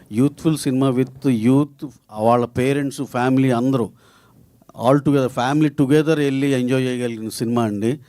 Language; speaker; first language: Telugu; native; Telugu